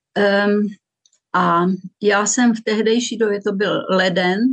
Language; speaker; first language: Czech; native; Czech